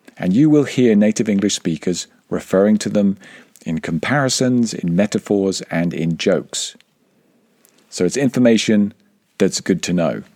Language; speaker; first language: English; native; English